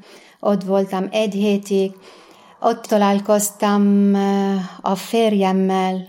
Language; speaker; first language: Hungarian; non-native, learner; Arabic